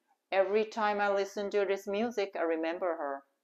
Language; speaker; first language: English; non-native, fluent; Japanese